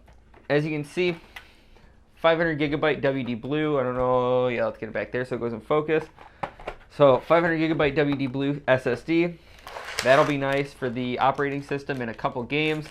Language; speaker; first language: English; native; English